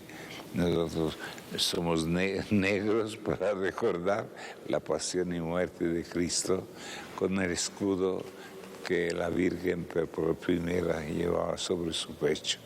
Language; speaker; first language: Spanish; non-native, fluent; Italian